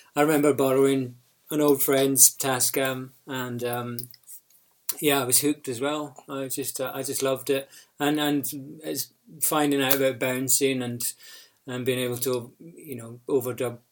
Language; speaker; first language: English; native; English